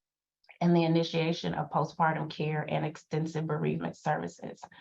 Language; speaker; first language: English; native; English